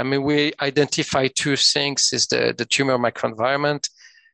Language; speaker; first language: English; non-native, fluent; French